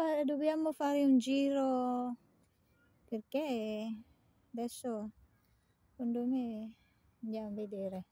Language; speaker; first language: Italian; non-native, fluent; Filipino